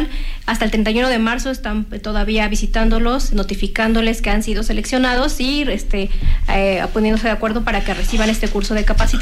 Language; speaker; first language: Spanish; native; Spanish